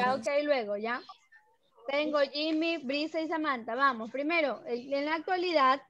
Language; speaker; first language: Spanish; native; Spanish